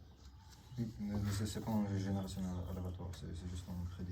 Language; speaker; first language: French; non-native, learner; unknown